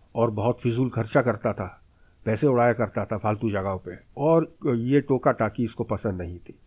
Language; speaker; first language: Hindi; native; Hindi